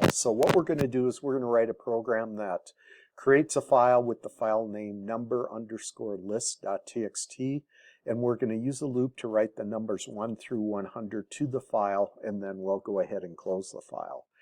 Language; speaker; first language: English; native; English